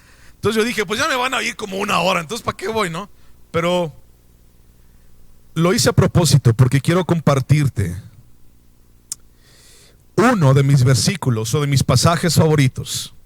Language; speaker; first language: Spanish; native; Spanish